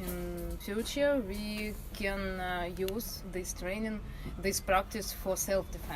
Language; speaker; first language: English; non-native, learner; Russian